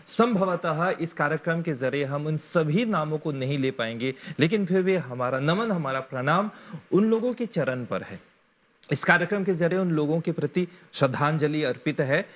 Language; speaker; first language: Hindi; non-native, local second language; Morisyen